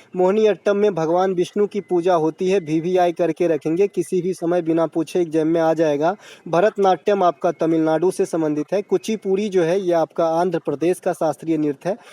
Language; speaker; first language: Hindi; native; Hindi